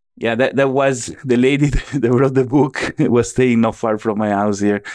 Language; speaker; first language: English; non-native, fluent; Italian